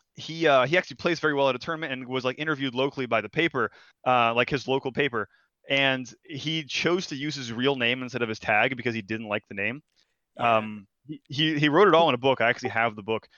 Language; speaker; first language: English; non-native, fluent; Portuguese